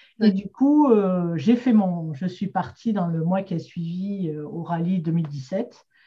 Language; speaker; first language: French; native; French